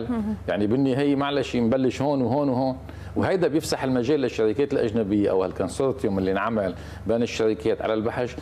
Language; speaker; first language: Arabic; native; Arabic